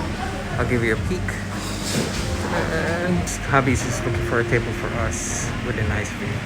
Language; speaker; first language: English; non-native, local second language; Filipino